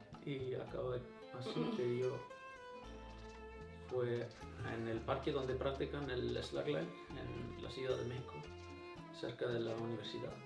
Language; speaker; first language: Spanish; non-native, fluent; Icelandic